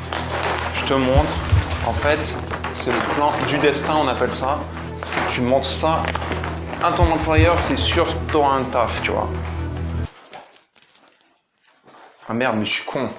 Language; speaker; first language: French; native; French